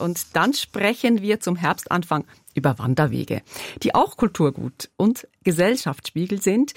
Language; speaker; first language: German; native; German